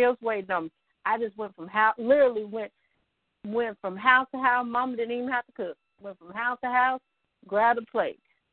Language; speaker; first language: English; native; English